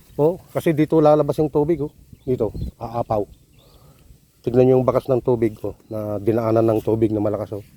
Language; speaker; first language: Filipino; non-native, local second language; Iloko